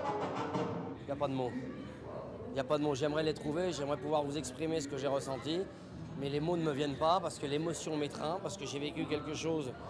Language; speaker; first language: French; native; French